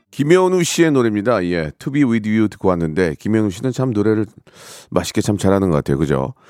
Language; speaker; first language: Korean; native; Korean